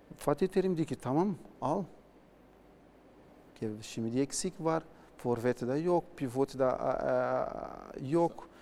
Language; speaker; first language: Turkish; non-native, learner; Portuguese